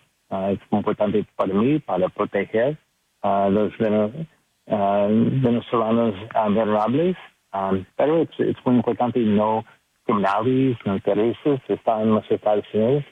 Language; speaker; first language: Spanish; non-native, learner; English